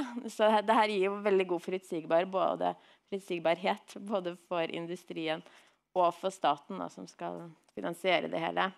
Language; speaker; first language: Norwegian; native; Norwegian